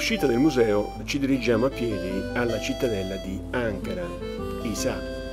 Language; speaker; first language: Italian; native; Italian